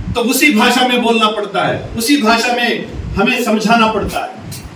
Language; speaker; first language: Hindi; non-native, local second language; Kannada